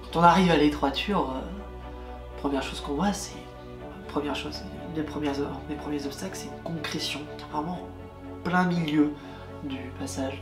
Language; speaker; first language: French; native; French